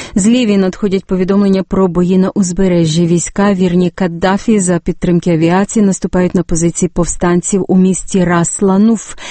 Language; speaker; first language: Ukrainian; native; Ukrainian